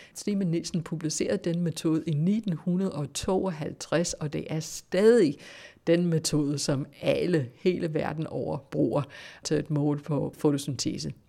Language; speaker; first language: Danish; non-native, fluent; English